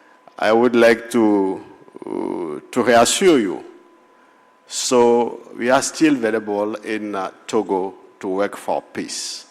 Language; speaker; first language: English; non-native, fluent; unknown